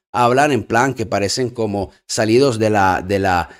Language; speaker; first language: Italian; native; Italian